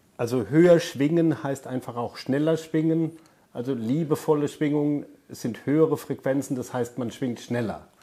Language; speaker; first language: German; native; German